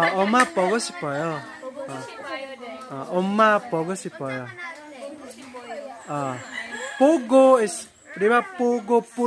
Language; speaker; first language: Korean; non-native, learner; Cebuano